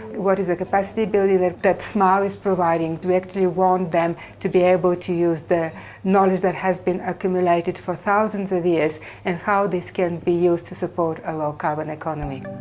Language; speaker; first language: English; non-native, fluent; Bulgarian